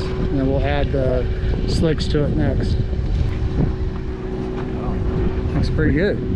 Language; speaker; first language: English; native; English